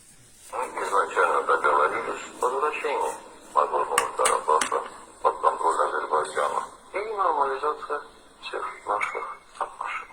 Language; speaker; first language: Russian; non-native, fluent; Armenian